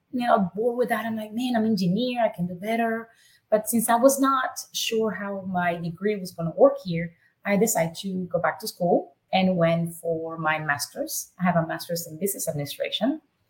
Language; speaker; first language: English; non-native, fluent; Spanish